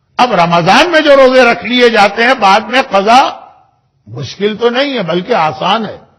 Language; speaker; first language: Urdu; native; Urdu